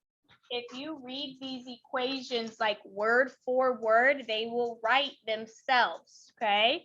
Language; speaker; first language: English; native; English